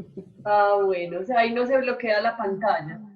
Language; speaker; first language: Spanish; native; Spanish